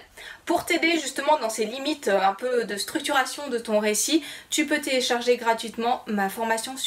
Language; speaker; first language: French; native; French